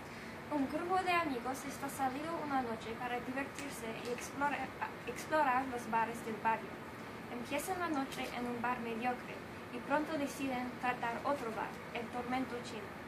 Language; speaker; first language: Spanish; non-native, learner; English